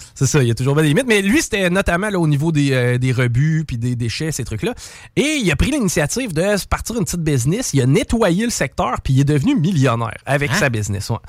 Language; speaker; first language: French; native; French